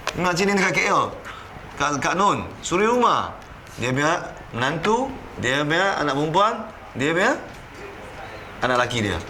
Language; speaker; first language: Malay; non-native, local second language; Chinese